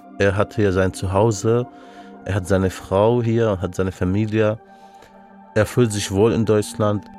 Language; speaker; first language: German; non-native, fluent; Arabic